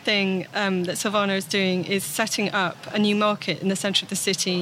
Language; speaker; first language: English; native; English